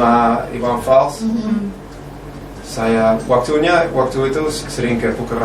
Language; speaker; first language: Indonesian; non-native, fluent; English